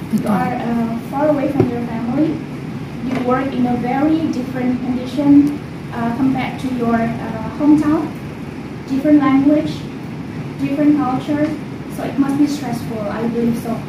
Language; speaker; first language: English; non-native, fluent; Indonesian